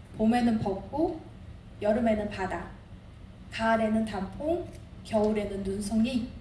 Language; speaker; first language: Korean; non-native, fluent; Chinese